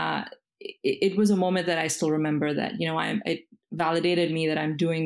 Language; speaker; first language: English; non-native, local second language; Hindi